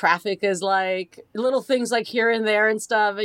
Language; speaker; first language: English; native; English